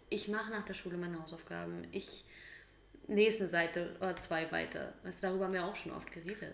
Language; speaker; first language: German; native; German